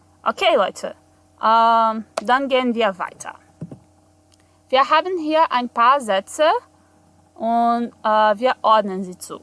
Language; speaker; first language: German; non-native, fluent; Portuguese